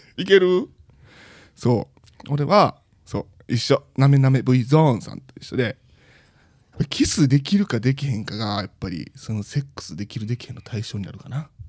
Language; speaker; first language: Japanese; native; Japanese